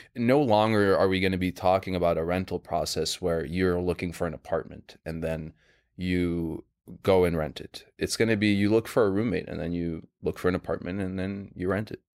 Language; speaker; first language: English; non-native, fluent; Swedish